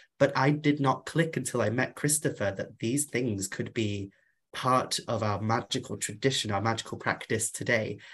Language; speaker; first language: English; non-native, local second language; Welsh